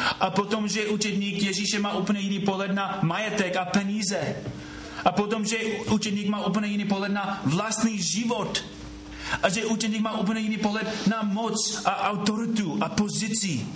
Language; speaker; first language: Czech; non-native, fluent; English